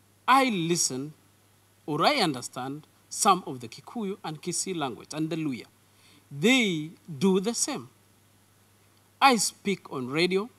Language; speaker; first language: English; non-native, local second language; Kalenjin